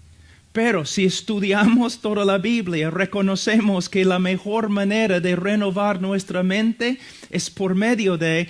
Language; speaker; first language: Spanish; non-native, fluent; English